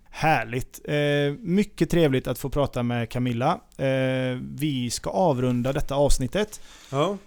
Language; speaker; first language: Swedish; native; Swedish